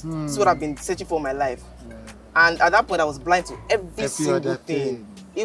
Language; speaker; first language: English; non-native, local second language; Yoruba